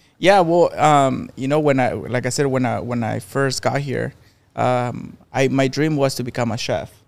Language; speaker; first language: English; non-native, fluent; Spanish